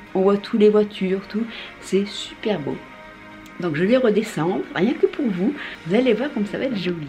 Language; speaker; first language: French; native; French